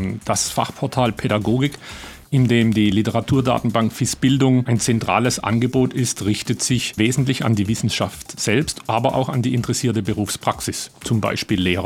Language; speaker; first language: German; native; German